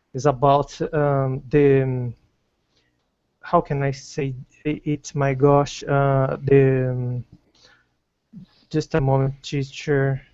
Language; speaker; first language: English; non-native, learner; Portuguese